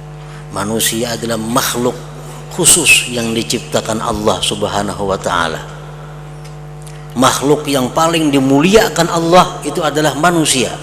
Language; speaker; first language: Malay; non-native, local second language; Banjar